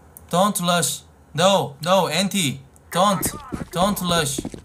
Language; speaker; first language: English; non-native, learner; Korean